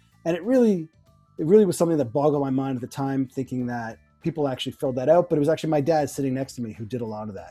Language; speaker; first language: English; native; English